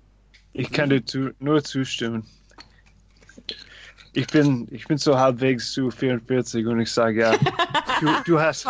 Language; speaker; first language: German; non-native, fluent; English